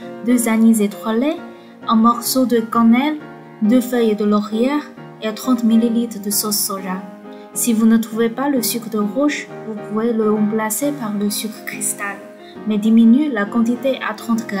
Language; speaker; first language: French; non-native, fluent; Chinese